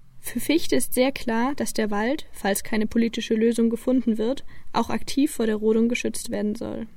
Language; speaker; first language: German; native; German